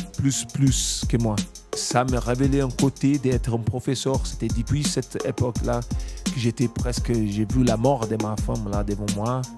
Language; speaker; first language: French; non-native, fluent; Portuguese